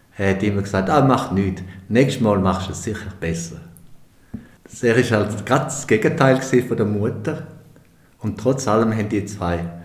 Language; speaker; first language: German; non-native, local second language; Romansh